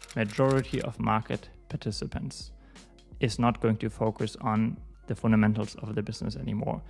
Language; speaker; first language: English; non-native, fluent; German